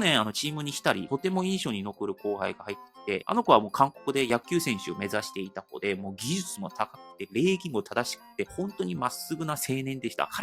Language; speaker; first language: Japanese; non-native, fluent; Korean